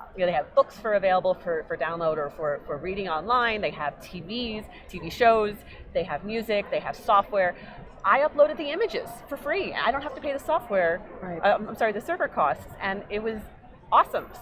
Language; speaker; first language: English; native; English